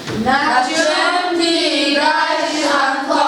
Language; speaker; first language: Russian; non-native, learner; Mongolian